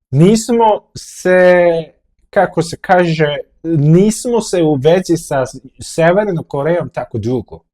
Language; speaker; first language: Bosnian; non-native, fluent; Korean